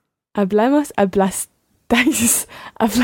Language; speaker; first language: Spanish; non-native, learner; English